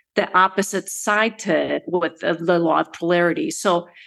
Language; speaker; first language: English; early bilingual, other home language; Spanish